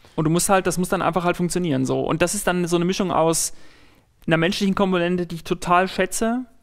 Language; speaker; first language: German; native; German